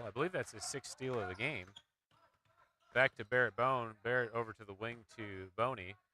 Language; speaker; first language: English; native; English